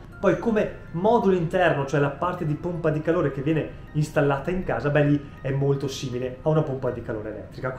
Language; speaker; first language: Italian; native; Italian